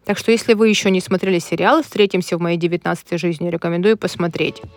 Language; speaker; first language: Russian; native; Russian